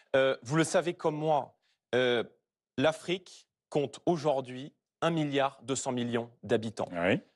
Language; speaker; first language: French; native; French